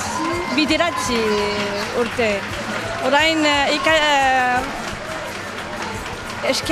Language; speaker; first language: Basque; non-native, learner; Arabic